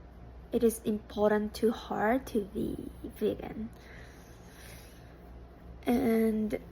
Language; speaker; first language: English; non-native, fluent; Japanese